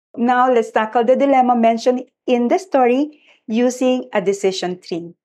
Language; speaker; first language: English; non-native, local second language; Filipino